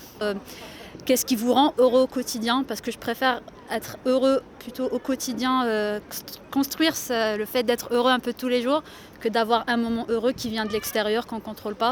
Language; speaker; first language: French; non-native, local second language; Arabic